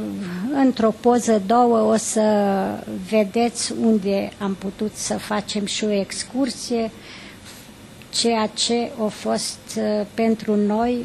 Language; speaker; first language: Romanian; non-native, local second language; Hungarian